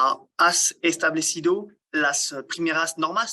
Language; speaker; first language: Spanish; non-native, learner; French